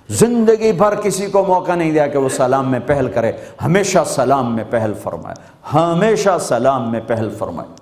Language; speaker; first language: Urdu; non-native, local second language; Punjabi